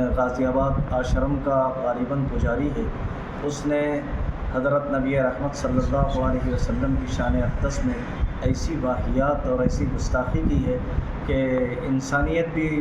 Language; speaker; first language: Urdu; native; Urdu